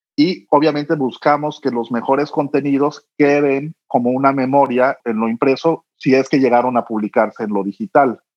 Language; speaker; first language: Spanish; native; Spanish